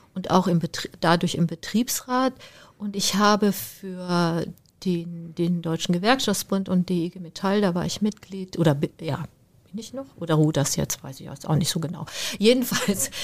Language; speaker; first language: German; native; German